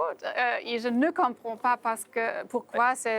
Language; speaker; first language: French; non-native, fluent; German